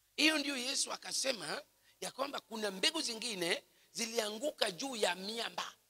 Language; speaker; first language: English; non-native, local second language; Swahili